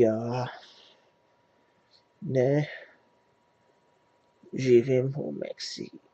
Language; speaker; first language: Russian; non-native, learner; English